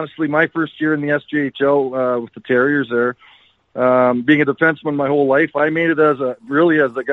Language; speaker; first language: English; native; English